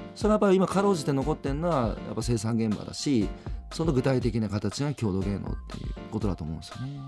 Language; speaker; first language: Japanese; native; Japanese